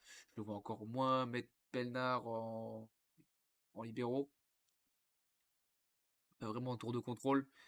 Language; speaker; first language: French; native; French